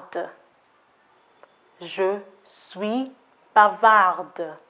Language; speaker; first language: French; non-native, fluent; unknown